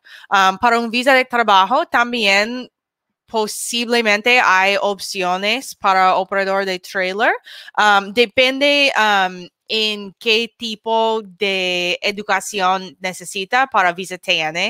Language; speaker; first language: Spanish; non-native, learner; English